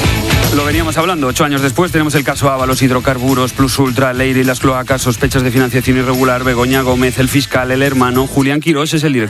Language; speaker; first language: Spanish; native; Spanish